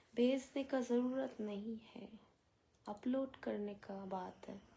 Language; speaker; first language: Hindi; non-native, local second language; Bangla